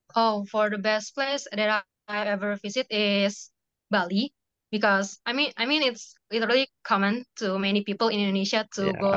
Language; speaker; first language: English; non-native, fluent; Indonesian